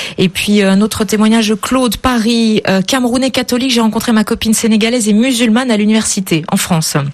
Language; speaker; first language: French; native; French